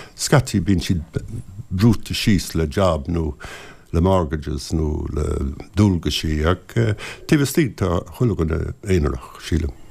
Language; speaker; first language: Irish; non-native, local second language; English